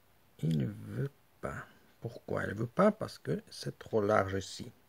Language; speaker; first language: French; non-native, fluent; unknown